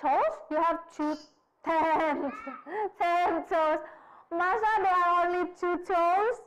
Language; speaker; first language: English; non-native, fluent; Indonesian